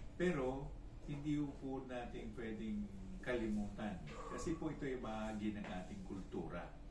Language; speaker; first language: Filipino; native; Filipino